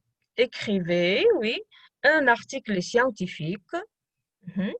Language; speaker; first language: French; non-native, fluent; Kazakh